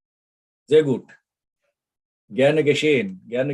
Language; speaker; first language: German; non-native, fluent; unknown